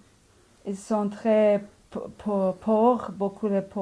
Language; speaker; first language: French; non-native, learner; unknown